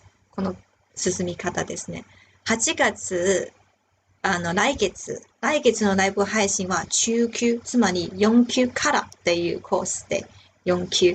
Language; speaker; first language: Japanese; non-native, fluent; Chinese